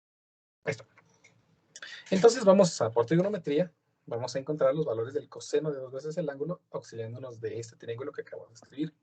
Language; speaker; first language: Spanish; native; Spanish